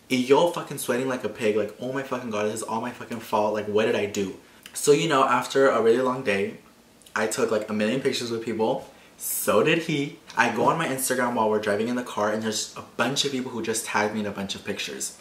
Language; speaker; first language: English; early bilingual, other home language; Spanish